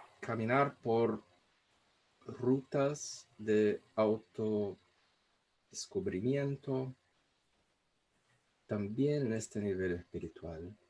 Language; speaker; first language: Spanish; non-native, fluent; Portuguese